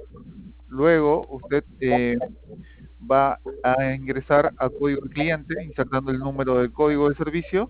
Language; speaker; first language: Spanish; native; Spanish